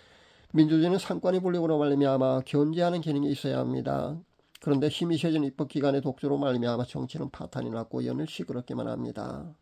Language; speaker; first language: Korean; native; Korean